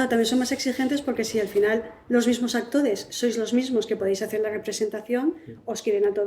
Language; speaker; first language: Spanish; native; Spanish